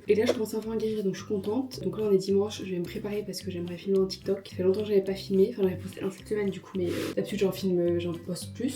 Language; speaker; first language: French; native; French